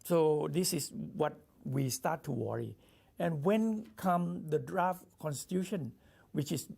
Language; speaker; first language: English; non-native, learner; Thai